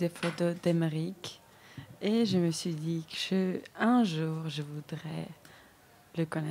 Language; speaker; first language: French; non-native, fluent; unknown